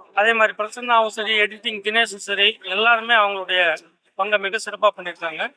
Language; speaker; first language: Tamil; native; Tamil